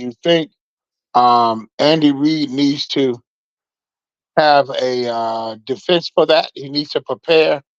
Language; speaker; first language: English; native; English